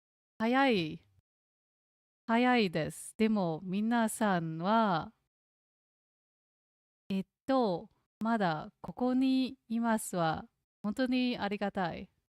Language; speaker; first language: Japanese; non-native, learner; English